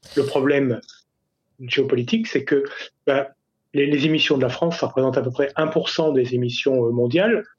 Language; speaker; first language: French; native; French